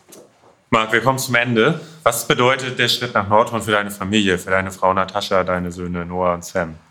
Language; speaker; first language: German; native; German